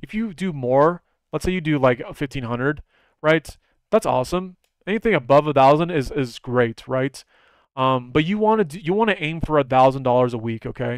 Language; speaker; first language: English; native; English